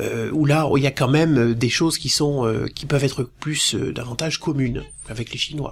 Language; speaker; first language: French; native; French